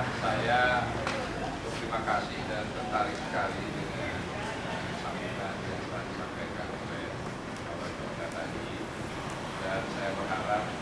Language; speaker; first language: Indonesian; non-native, local second language; Balinese